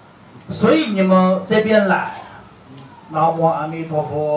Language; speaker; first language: Chinese; non-native, fluent; Tibetan